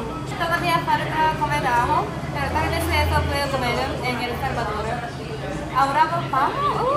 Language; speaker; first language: Spanish; non-native, learner; Japanese